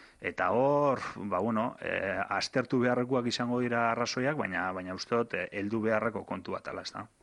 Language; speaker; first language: Basque; native; Basque